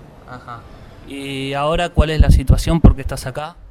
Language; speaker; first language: Spanish; native; Spanish